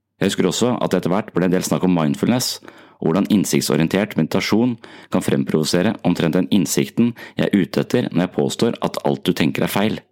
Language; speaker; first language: Norwegian; native; Norwegian